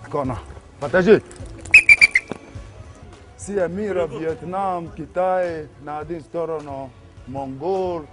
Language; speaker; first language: Russian; non-native, learner; Arabic